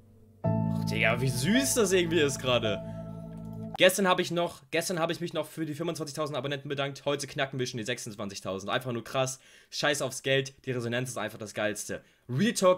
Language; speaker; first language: German; native; German